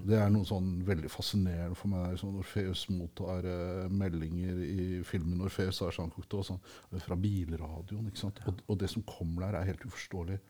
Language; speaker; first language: Norwegian; native; Norwegian